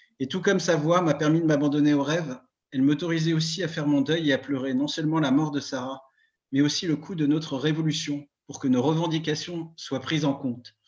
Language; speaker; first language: French; native; French